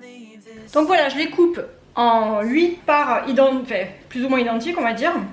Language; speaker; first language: French; native; French